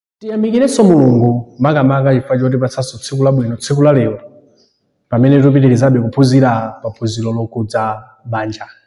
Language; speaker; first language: Nyanja; native; Nyanja